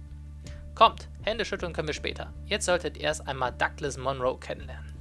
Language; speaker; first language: German; native; German